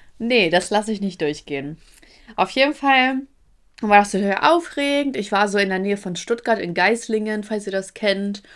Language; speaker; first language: German; early bilingual, other home language; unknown